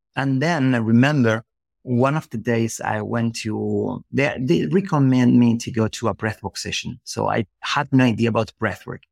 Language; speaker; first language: English; non-native, fluent; Spanish